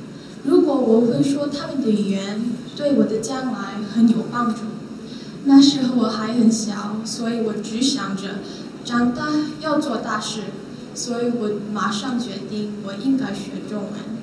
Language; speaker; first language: Chinese; non-native, learner; Korean